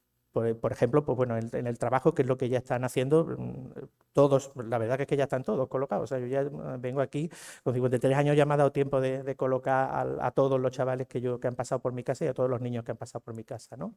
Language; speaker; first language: Spanish; native; Spanish